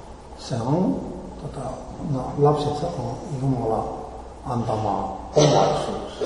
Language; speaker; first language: Finnish; non-native, learner; Chinese